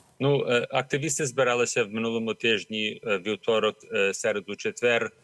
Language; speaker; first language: Ukrainian; early bilingual, heritage; Ukrainian